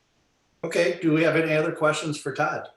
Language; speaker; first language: English; native; English